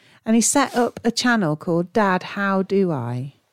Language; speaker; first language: English; native; English